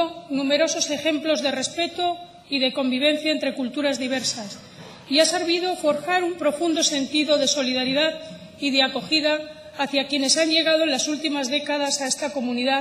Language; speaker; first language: Spanish; native; Spanish